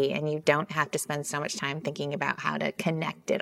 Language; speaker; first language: English; native; English